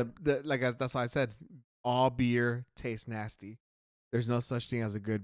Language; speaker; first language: English; native; English